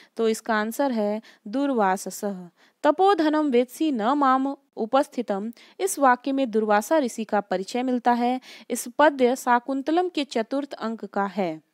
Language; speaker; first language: Hindi; native; Hindi